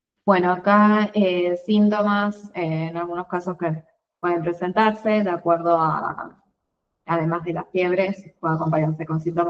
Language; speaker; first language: Spanish; native; Spanish